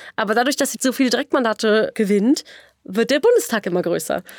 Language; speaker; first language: German; native; German